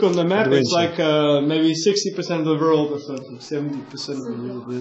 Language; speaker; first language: English; non-native, learner; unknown